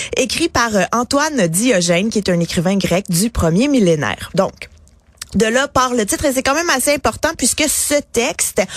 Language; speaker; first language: French; native; French